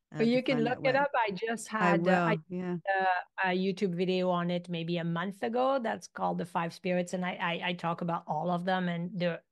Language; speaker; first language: English; non-native, fluent; French